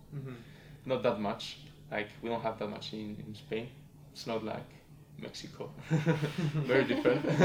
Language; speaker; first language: English; non-native, fluent; Spanish